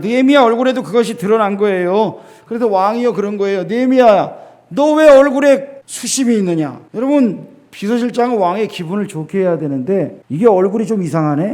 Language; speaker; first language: Korean; native; Korean